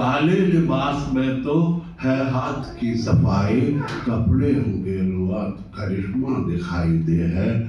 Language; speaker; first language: Hindi; native; Hindi